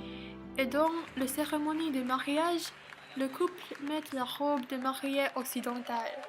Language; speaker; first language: French; non-native, learner; Chinese